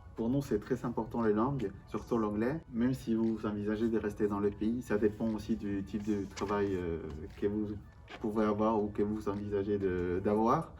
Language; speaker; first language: French; non-native, fluent; Spanish